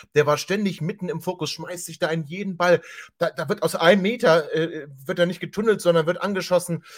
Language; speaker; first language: German; native; German